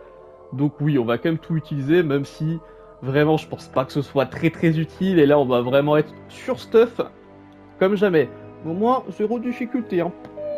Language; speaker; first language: French; native; French